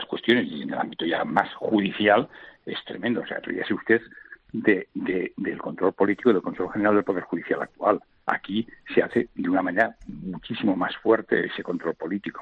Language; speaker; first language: Spanish; non-native, local second language; Catalan